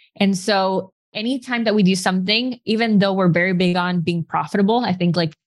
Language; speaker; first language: English; non-native, fluent; Spanish